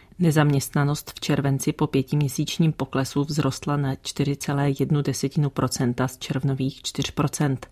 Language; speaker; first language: Czech; native; Czech